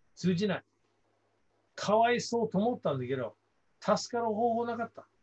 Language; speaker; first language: Japanese; non-native, fluent; English